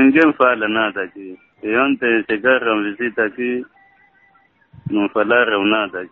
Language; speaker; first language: Portuguese; non-native, local second language; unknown